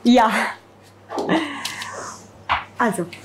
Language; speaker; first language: German; non-native, fluent; Italian